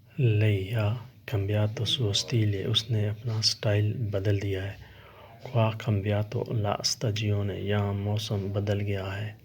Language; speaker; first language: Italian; non-native, learner; Urdu